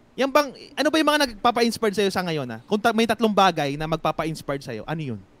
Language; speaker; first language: Filipino; native; Filipino